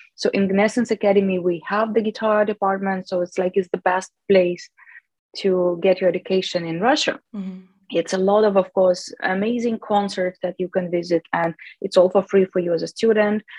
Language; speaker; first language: English; non-native, fluent; Russian